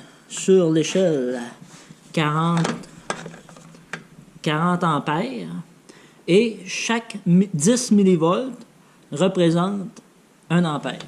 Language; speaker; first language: French; native; French